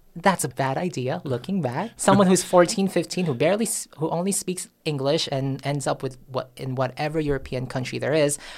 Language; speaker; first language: English; non-native, local second language; Filipino